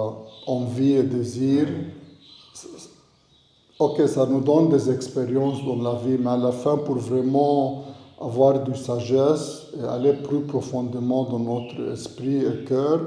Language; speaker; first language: French; non-native, learner; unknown